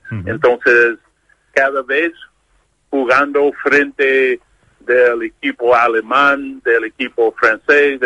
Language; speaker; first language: Spanish; non-native, learner; English